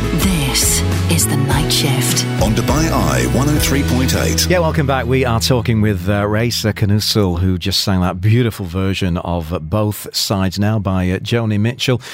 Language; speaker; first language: English; non-native, fluent; Ukrainian